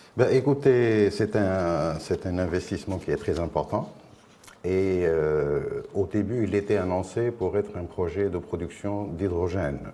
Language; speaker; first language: French; non-native, local second language; Arabic